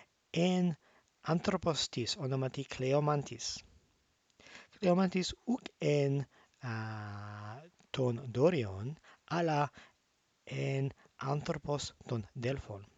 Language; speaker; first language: Greek; non-native, fluent; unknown